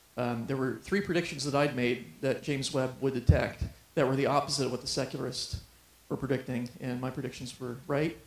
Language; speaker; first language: English; native; English